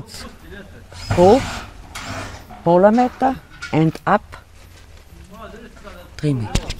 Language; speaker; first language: English; non-native, learner; German